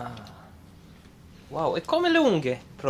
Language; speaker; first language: Italian; non-native, fluent; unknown